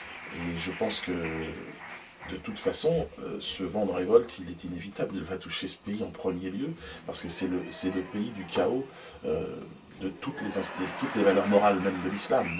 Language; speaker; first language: French; native; French